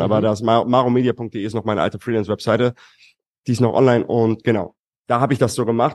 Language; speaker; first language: German; native; German